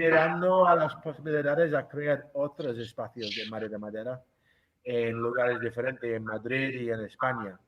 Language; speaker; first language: Spanish; non-native, fluent; English